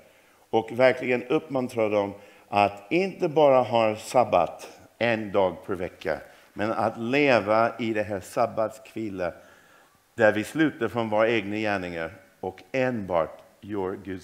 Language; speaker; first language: Swedish; non-native, fluent; English